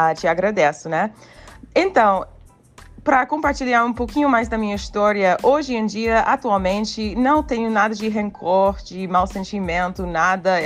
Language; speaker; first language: Portuguese; non-native, fluent; English